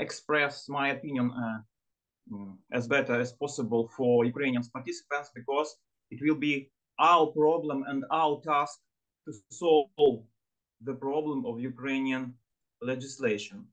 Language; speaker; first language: English; non-native, learner; Ukrainian